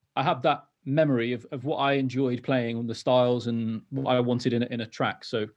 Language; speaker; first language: English; native; English